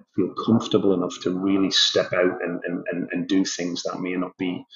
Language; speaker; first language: English; native; English